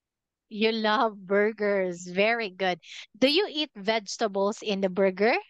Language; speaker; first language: English; non-native, fluent; Filipino